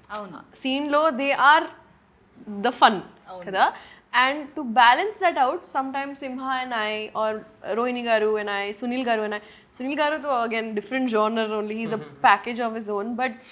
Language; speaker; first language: Telugu; non-native, local second language; Urdu